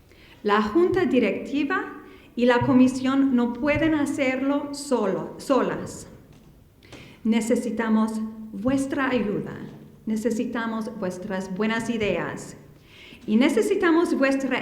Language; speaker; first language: Spanish; non-native, fluent; English